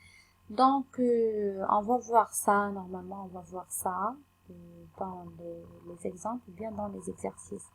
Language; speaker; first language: French; non-native, local second language; Arabic